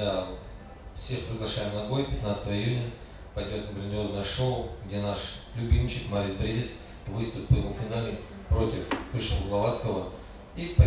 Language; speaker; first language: Russian; native; Russian